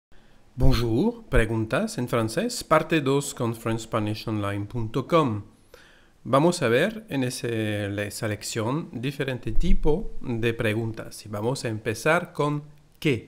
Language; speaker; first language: Spanish; non-native, fluent; French